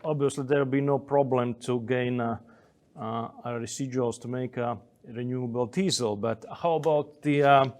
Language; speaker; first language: English; non-native, fluent; Latvian